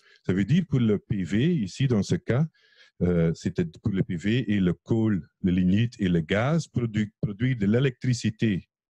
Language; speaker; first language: French; non-native, fluent; Dutch